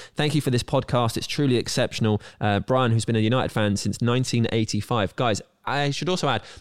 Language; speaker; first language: English; native; English